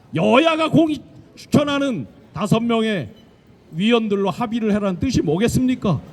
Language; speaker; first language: Korean; native; Korean